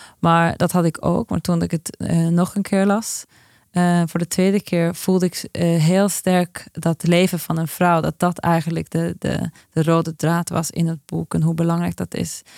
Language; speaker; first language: Dutch; non-native, fluent; Norwegian